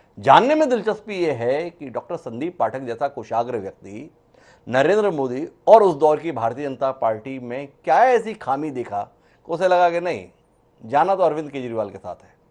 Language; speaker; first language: Hindi; native; Hindi